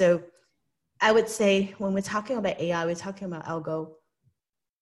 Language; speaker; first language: English; non-native, local second language; Cantonese